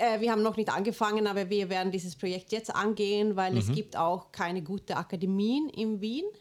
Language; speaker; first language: German; non-native, fluent; Swedish